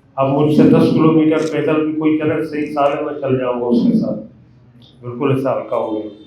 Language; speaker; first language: Hindi; non-native, fluent; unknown